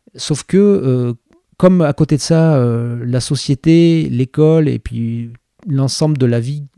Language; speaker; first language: French; native; French